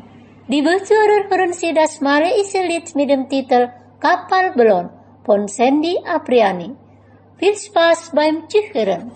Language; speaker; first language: German; non-native, fluent; Indonesian